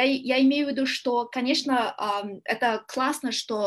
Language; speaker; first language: Russian; non-native, learner; Kyrgyz